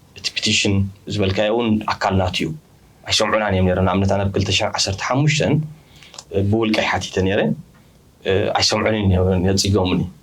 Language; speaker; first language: Tigrinya; early bilingual, heritage; Tigrinya